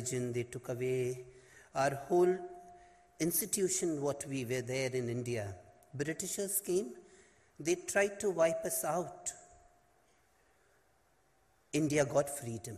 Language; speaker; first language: English; non-native, local second language; Hindi